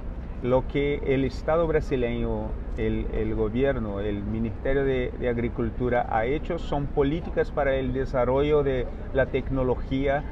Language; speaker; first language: Spanish; non-native, fluent; Portuguese